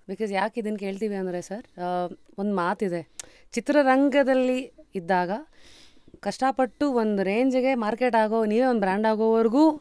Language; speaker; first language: Kannada; native; Kannada